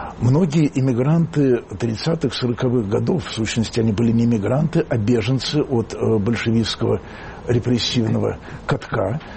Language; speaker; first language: Russian; native; Russian